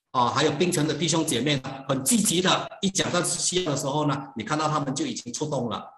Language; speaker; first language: Chinese; native; Chinese